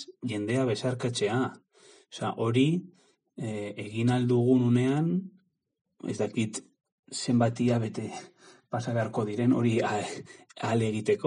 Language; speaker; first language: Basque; non-native, learner; Spanish